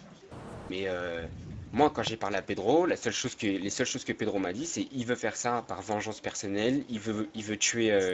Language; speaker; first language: French; native; French